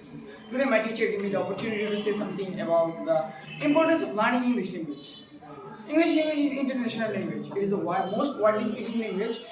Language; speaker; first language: English; non-native, learner; Bangla